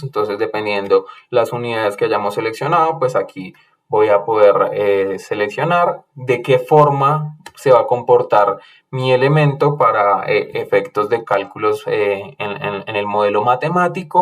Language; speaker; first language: Spanish; native; Spanish